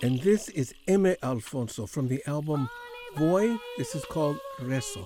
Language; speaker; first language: English; native; English